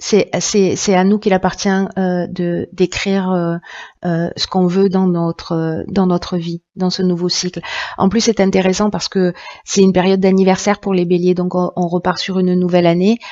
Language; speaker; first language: French; native; French